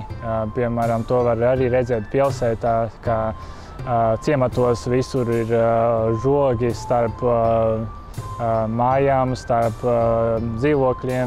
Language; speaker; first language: Latvian; early bilingual, other home language; Chinese